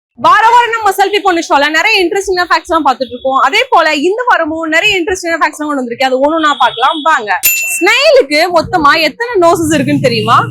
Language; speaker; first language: Tamil; native; Tamil